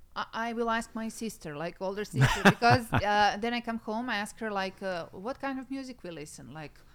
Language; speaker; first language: English; non-native, fluent; Serbian